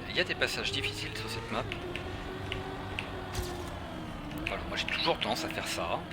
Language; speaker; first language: French; native; French